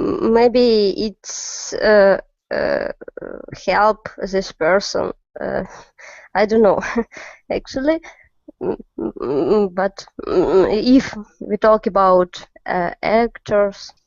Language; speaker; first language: English; non-native, learner; Russian